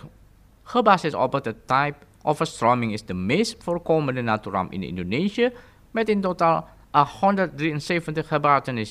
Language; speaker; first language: Dutch; non-native, fluent; Indonesian